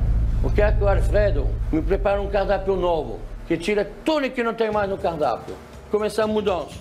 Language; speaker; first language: Portuguese; non-native, fluent; French